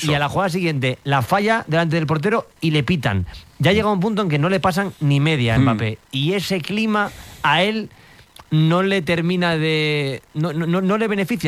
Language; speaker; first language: Spanish; native; Spanish